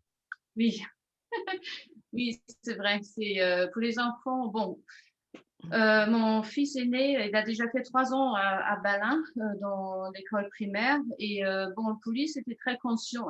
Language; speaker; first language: French; non-native, fluent; German